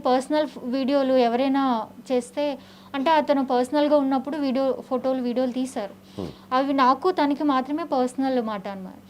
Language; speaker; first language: Telugu; native; Telugu